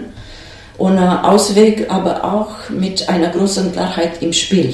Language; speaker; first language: German; non-native, fluent; Romanian